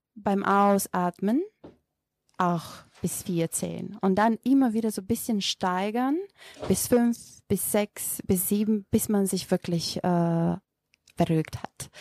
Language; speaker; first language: German; non-native, fluent; Macedonian